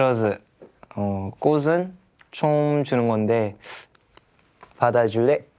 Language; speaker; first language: Korean; early bilingual, heritage; English